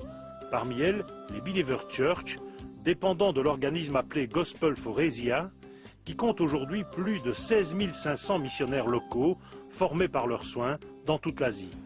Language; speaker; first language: French; native; French